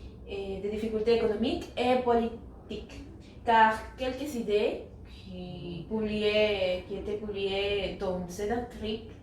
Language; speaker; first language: French; non-native, learner; Spanish